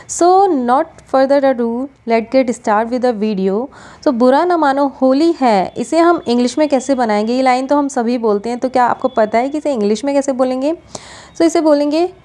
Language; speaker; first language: Hindi; native; Hindi